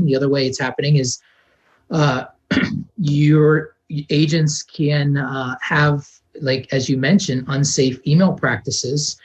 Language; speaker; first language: English; native; English